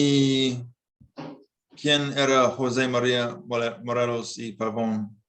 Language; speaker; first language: Spanish; non-native, learner; English